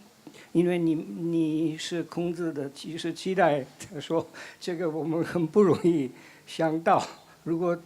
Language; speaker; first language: Chinese; non-native, fluent; Slovenian